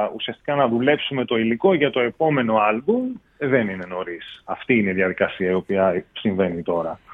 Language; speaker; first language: Greek; early bilingual, heritage; English